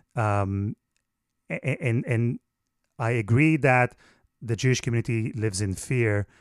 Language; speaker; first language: English; non-native, fluent; Hebrew